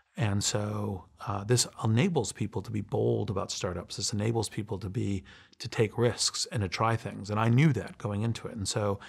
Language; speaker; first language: English; native; English